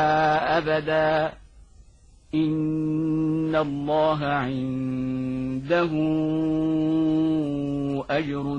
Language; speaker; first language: Arabic; native; Arabic